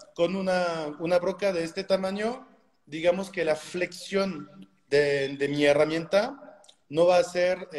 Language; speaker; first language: Spanish; non-native, fluent; French